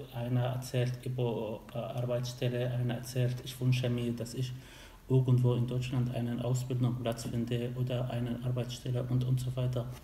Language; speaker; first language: German; non-native, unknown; Arabic